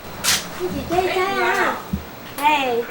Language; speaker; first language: Chinese; non-native, fluent; Vietnamese